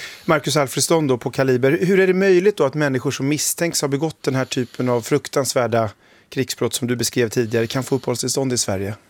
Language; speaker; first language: Swedish; native; Swedish